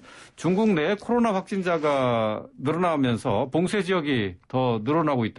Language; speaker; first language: Korean; native; Korean